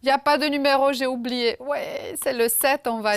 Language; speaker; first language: French; non-native, fluent; Romanian